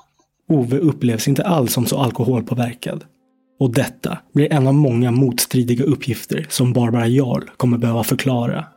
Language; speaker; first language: Swedish; native; Swedish